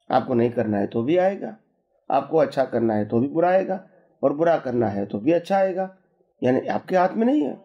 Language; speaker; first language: Hindi; non-native, local second language; Gujarati